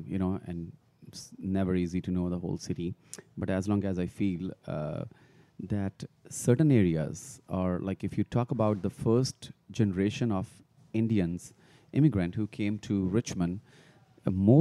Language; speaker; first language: English; non-native, local second language; Punjabi